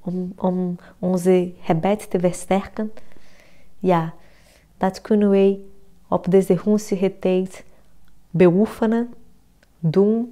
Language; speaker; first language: Dutch; non-native, fluent; Portuguese